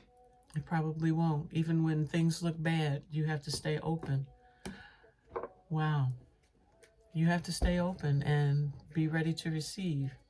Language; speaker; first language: English; native; English